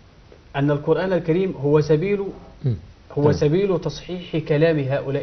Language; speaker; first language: Arabic; native; Arabic